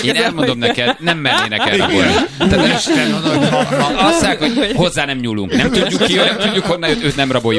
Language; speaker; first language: Hungarian; native; Hungarian